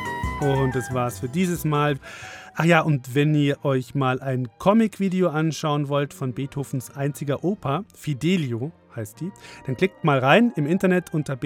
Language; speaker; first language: German; native; German